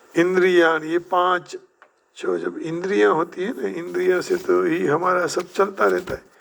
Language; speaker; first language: Hindi; non-native, local second language; Gujarati